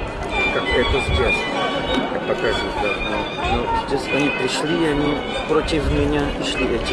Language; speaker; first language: Russian; non-native, learner; Czech